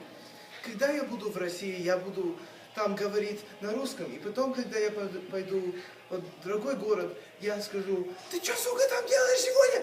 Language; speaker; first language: Russian; non-native, fluent; English